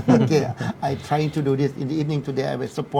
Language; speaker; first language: English; non-native, learner; Thai